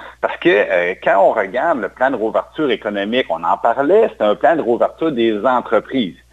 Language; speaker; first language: French; native; French